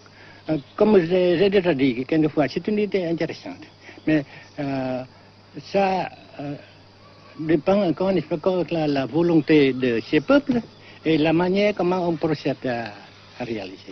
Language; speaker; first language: French; non-native, local second language; Vietnamese